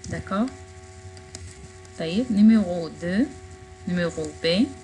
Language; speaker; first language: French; non-native, fluent; Arabic